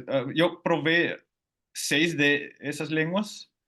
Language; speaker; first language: Spanish; non-native, fluent; Finnish